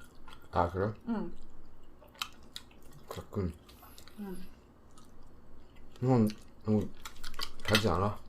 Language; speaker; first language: Korean; early bilingual, heritage; English